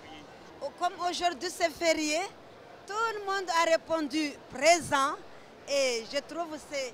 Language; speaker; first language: French; non-native, local second language; Comorian